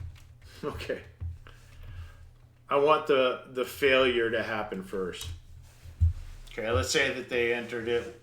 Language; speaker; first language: English; native; English